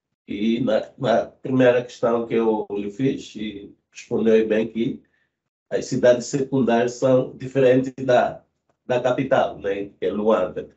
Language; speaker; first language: Portuguese; native; Portuguese